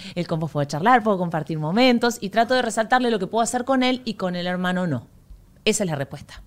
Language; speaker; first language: Spanish; native; Spanish